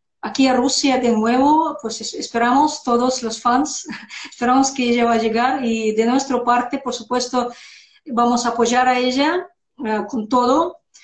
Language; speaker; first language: Spanish; non-native, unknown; Russian